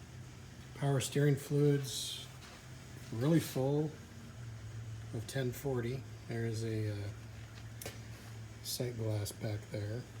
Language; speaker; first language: English; native; English